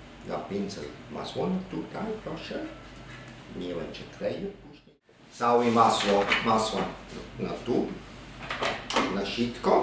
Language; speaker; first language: Polish; non-native, learner; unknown